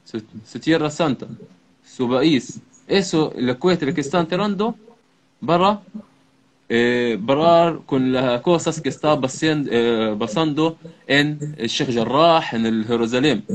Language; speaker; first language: Spanish; non-native, learner; Arabic